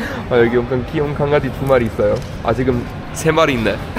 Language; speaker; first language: Korean; native; Korean